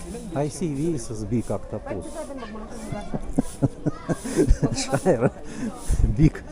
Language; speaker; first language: English; non-native, learner; Russian